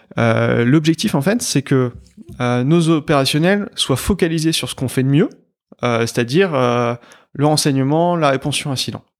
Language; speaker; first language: French; native; French